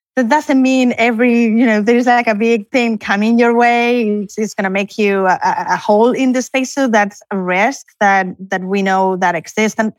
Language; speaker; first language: English; non-native, fluent; Spanish